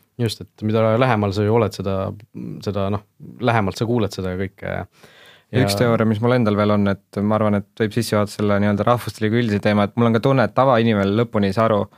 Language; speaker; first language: Estonian; native; Estonian